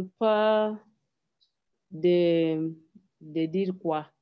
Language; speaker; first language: French; non-native, learner; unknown